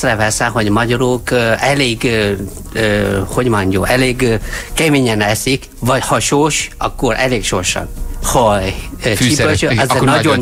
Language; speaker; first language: Hungarian; non-native, learner; Chinese